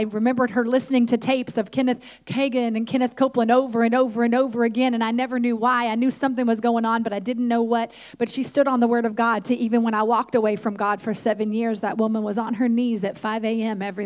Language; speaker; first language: English; native; English